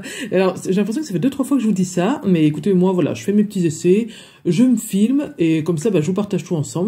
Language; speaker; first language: French; native; French